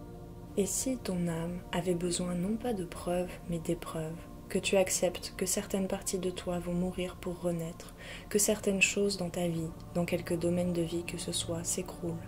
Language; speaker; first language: French; native; French